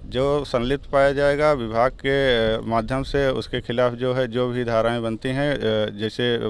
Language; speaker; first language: Hindi; native; Hindi